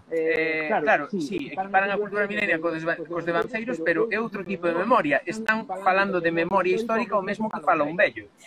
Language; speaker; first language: Galician; non-native, local second language; Spanish